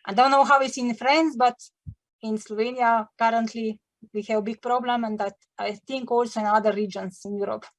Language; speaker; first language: English; non-native, learner; Slovenian